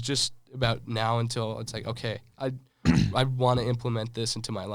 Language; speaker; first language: English; native; English